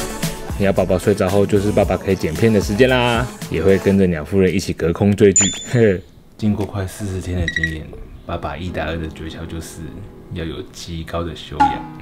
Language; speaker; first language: Chinese; native; Chinese